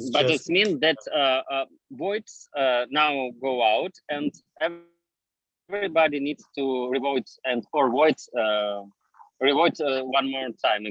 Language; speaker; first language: English; non-native, learner; Russian